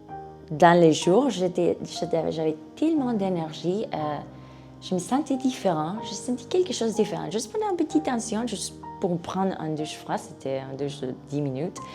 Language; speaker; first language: French; non-native, learner; Spanish